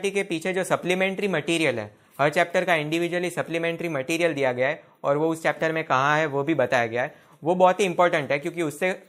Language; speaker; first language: Hindi; non-native, local second language; Gujarati